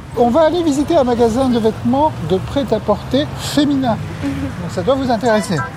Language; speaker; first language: French; native; French